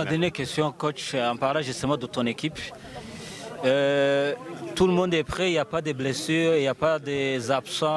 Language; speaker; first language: French; non-native, local second language; Kinyarwanda